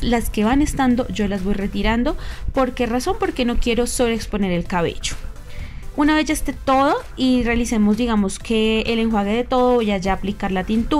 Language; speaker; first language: Spanish; native; Spanish